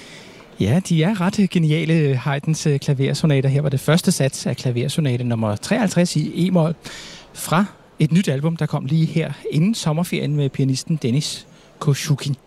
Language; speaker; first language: Danish; native; Danish